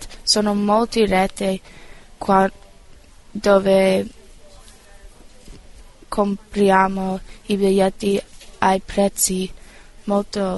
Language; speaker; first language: Italian; non-native, learner; English